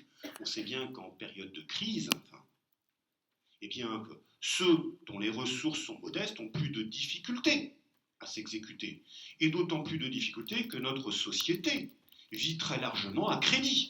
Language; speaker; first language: French; native; French